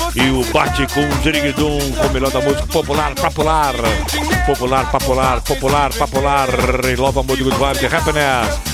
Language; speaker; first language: Portuguese; native; Portuguese